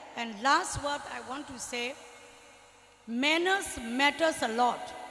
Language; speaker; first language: English; non-native, fluent; Burmese